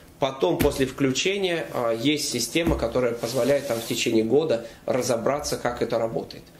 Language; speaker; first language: Russian; native; Russian